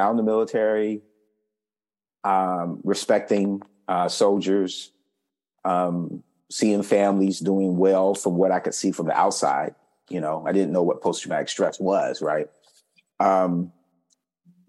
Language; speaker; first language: English; native; English